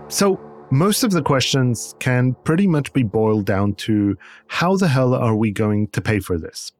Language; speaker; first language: English; non-native, fluent; Polish